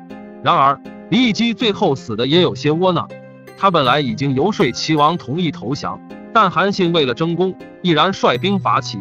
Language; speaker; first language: Chinese; native; Chinese